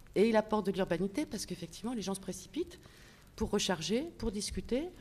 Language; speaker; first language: French; native; French